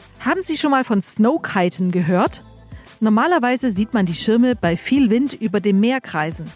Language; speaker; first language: German; native; German